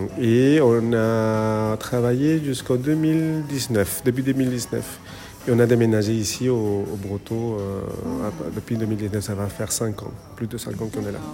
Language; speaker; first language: French; non-native, fluent; Spanish